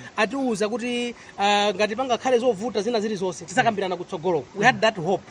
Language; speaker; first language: Nyanja; non-native, local second language; Tumbuka